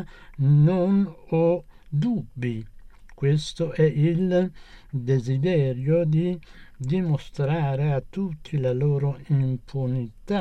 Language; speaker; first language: Italian; non-native, fluent; Persian